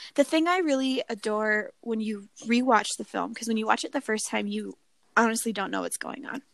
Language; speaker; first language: English; native; English